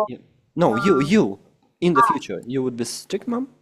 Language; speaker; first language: English; non-native, fluent; Russian